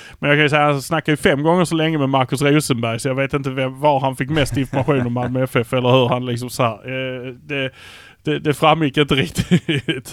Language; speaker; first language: Swedish; native; Swedish